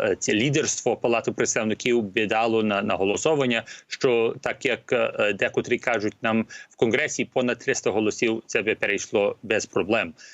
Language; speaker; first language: Ukrainian; early bilingual, heritage; Ukrainian